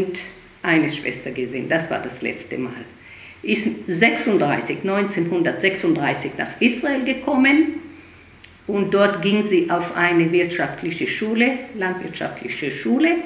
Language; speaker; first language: German; early bilingual, heritage; German